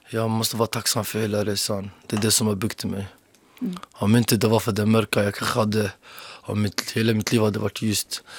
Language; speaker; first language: Swedish; early bilingual, other home language; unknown